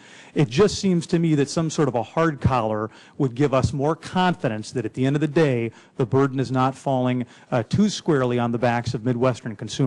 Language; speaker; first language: English; native; English